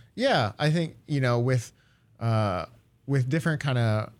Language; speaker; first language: English; early bilingual, other home language; Japanese